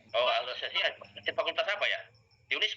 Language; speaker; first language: Indonesian; native; Indonesian